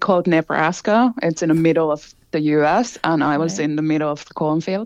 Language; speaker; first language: English; non-native, fluent; Finnish